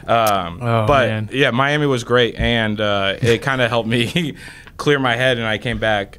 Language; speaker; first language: English; native; English